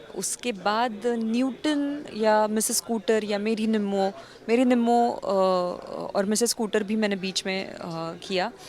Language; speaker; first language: Hindi; non-native, local second language; Marathi